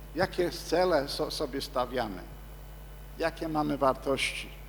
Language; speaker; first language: Polish; non-native, fluent; English